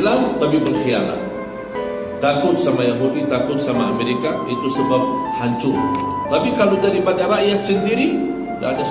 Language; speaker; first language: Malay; non-native, fluent; Arabic